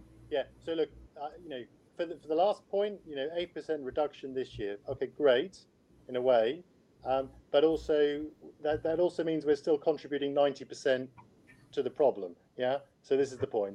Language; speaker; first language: English; native; English